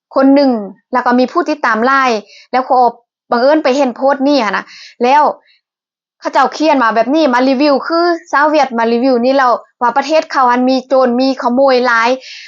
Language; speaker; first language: Thai; native; Thai